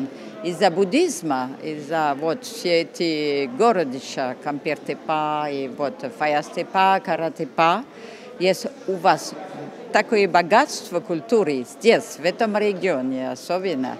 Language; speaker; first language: Russian; non-native, fluent; French